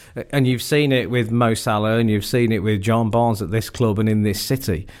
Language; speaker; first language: English; native; English